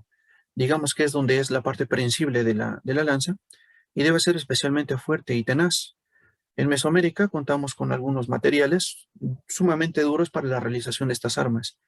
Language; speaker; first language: Spanish; native; Spanish